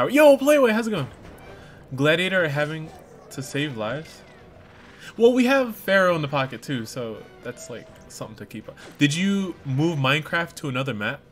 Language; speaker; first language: English; native; English